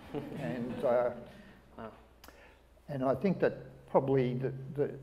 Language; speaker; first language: English; native; English